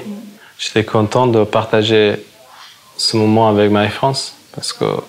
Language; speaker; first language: French; non-native, fluent; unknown